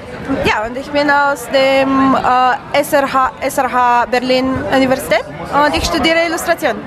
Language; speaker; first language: German; non-native, learner; Romanian